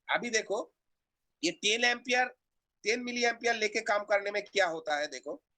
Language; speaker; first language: Hindi; non-native, local second language; Bangla